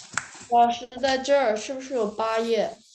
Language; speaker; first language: Chinese; early bilingual, other home language; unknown